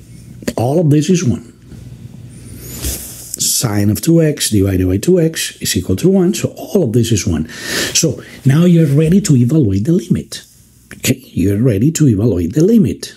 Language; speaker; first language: English; non-native, fluent; Spanish